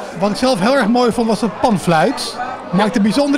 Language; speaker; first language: Dutch; native; Dutch